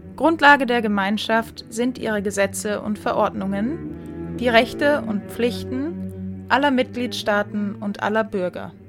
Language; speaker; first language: German; native; German